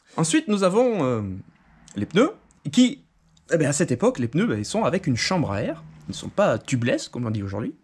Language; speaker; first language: French; native; French